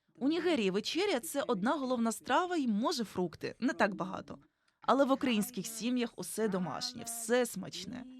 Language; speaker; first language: Ukrainian; non-native, fluent; Igbo